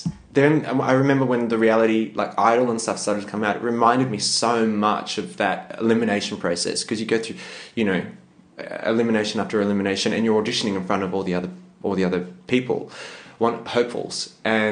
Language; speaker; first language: English; native; English